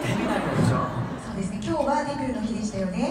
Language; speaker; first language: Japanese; native; Japanese